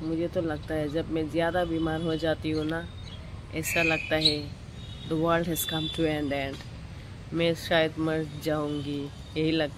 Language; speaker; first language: Hindi; non-native, local second language; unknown